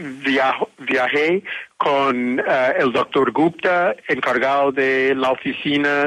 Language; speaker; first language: Spanish; non-native, fluent; English